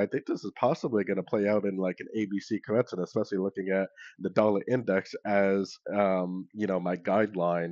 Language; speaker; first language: English; native; English